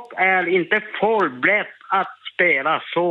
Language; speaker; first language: Swedish; non-native, learner; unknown